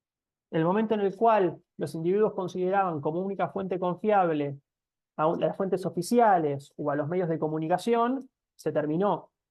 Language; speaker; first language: Spanish; native; Spanish